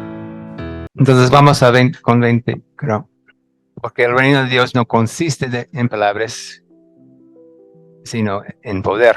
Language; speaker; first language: Spanish; non-native, fluent; English